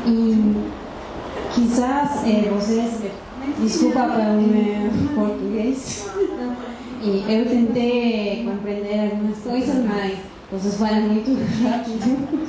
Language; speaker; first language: Portuguese; non-native, learner; Spanish